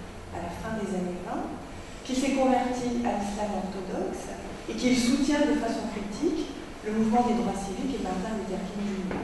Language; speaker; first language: French; native; French